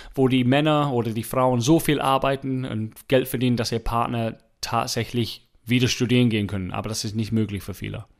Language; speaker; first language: German; non-native, fluent; English